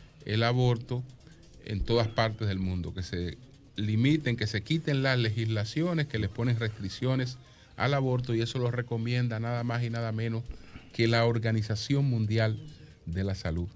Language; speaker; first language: Spanish; native; Spanish